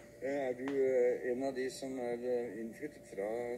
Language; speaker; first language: Norwegian; native; Norwegian